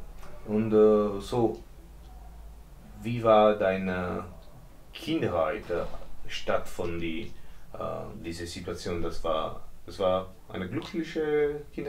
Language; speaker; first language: German; non-native, learner; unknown